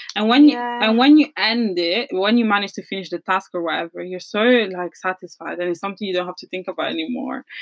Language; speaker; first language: English; non-native, fluent; Italian